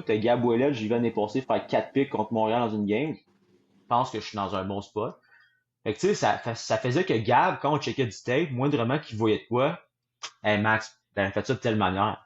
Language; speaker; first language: French; native; French